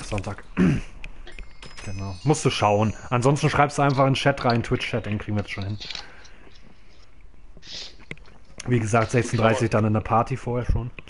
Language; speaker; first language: German; native; German